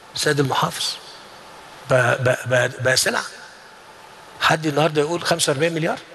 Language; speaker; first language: Arabic; native; Arabic